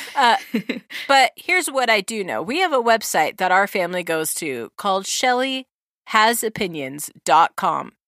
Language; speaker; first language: English; native; English